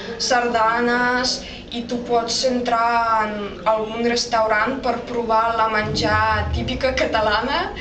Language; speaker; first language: Catalan; non-native, fluent; Russian